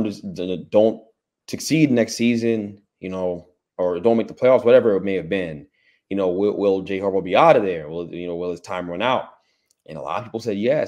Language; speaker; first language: English; native; English